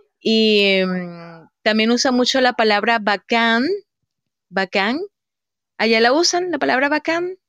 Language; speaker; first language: Spanish; native; Spanish